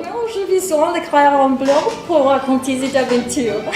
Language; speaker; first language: French; non-native, learner; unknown